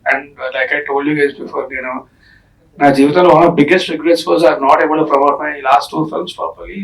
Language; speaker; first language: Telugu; non-native, fluent; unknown